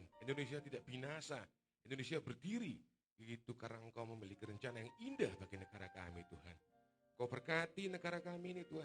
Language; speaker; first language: Indonesian; native; Indonesian